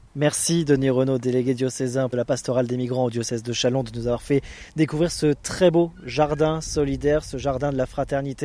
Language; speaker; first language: French; native; French